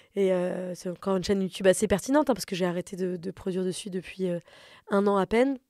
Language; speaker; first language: French; native; French